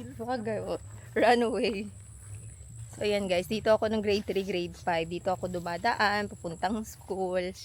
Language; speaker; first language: Filipino; non-native, local second language; Cebuano